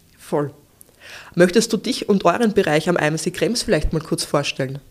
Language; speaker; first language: German; native; German